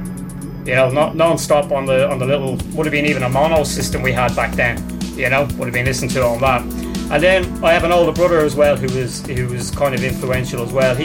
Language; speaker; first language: English; native; English